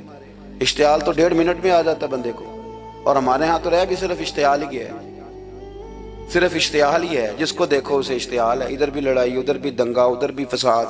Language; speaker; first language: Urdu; non-native, local second language; Punjabi